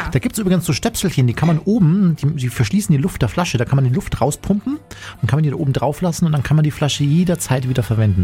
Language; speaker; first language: German; native; German